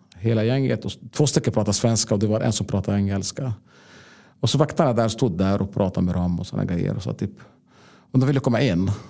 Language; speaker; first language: Swedish; non-native, fluent; Arabic